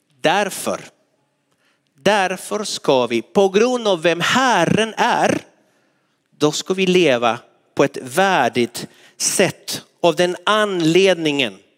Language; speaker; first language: Swedish; non-native, fluent; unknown